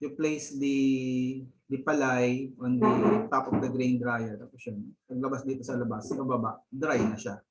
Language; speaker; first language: Filipino; native; Filipino